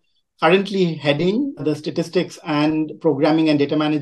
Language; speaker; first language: English; non-native, local second language; Bangla